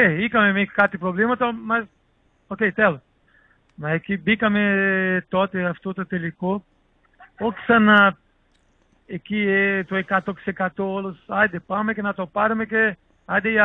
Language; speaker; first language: Greek; non-native, learner; Portuguese